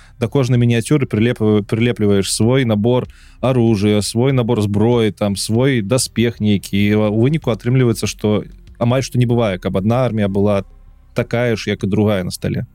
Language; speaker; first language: Belarusian; non-native, local second language; Russian